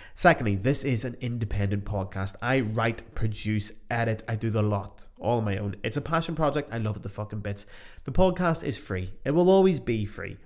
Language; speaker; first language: English; native; English